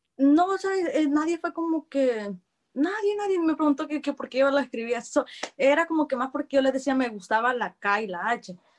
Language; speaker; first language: Spanish; native; Spanish